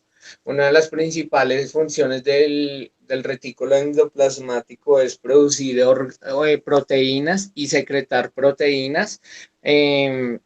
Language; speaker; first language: Spanish; native; Spanish